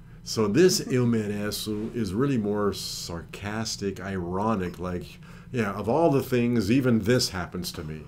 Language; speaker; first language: English; native; English